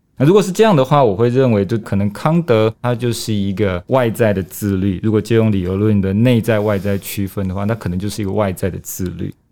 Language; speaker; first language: Chinese; native; Chinese